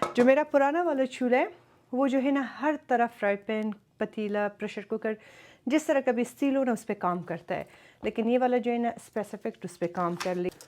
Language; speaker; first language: Urdu; early bilingual, other home language; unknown